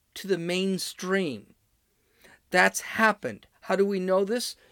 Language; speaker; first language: English; native; English